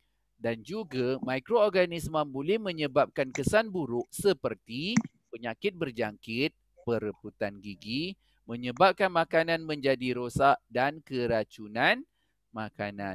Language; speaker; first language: Malay; native; Malay